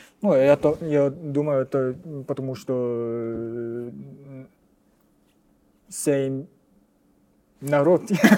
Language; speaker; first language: Russian; non-native, learner; Japanese